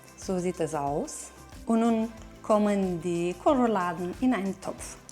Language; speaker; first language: German; non-native, fluent; Romanian